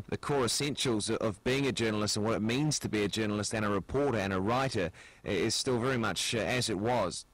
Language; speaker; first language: English; native; English